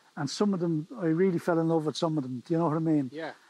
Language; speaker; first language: English; native; English